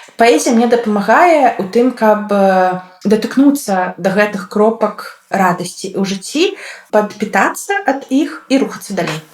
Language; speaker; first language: Belarusian; non-native, local second language; Russian